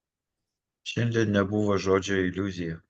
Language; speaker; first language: Lithuanian; native; Lithuanian